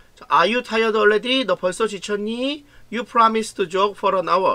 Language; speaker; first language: English; non-native, fluent; Korean